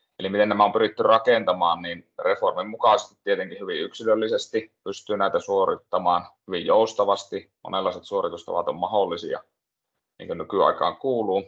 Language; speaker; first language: Finnish; native; Finnish